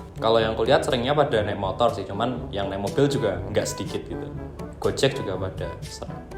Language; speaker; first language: Indonesian; non-native, local second language; Javanese